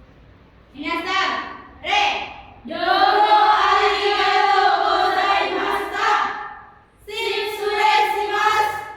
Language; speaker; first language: Japanese; non-native, learner; Indonesian